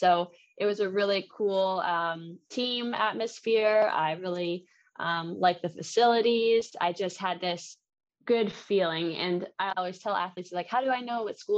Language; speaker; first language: English; native; English